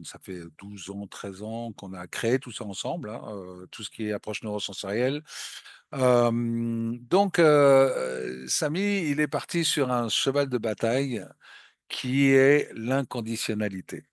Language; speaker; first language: French; native; French